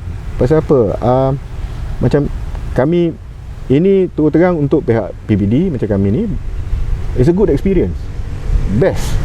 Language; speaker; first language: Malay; native; Malay